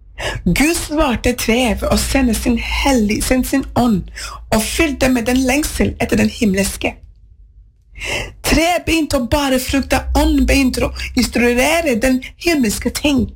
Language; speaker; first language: Norwegian; non-native, fluent; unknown